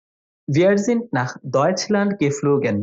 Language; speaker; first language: German; non-native, fluent; Bangla